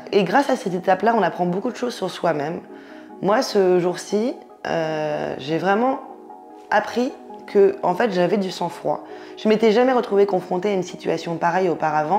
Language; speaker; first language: French; native; French